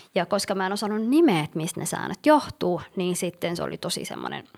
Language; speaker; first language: Finnish; early bilingual, other home language; Somali